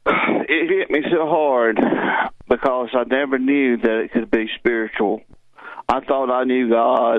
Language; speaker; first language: English; native; English